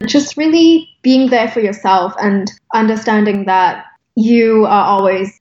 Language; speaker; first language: English; native; English